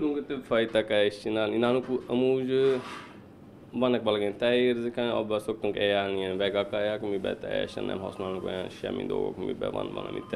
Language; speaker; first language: Hungarian; non-native, learner; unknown